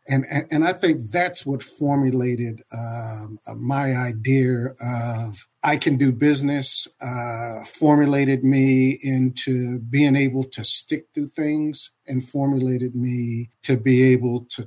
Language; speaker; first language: English; native; English